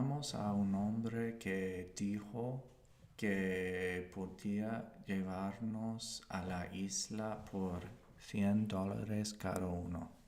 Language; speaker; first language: Spanish; non-native, learner; English